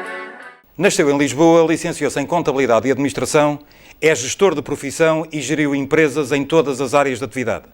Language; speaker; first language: Portuguese; native; Portuguese